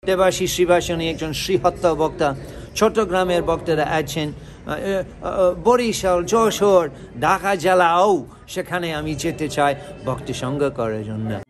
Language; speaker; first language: Bangla; non-native, fluent; English